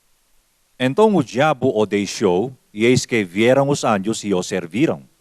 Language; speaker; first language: Portuguese; native; Portuguese